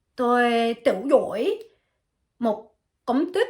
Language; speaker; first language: Vietnamese; non-native, learner; French